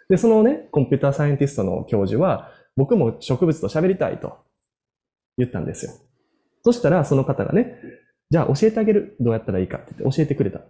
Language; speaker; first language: Japanese; native; Japanese